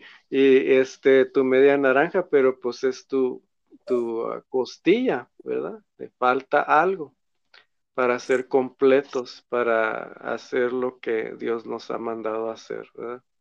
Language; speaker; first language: Spanish; native; Spanish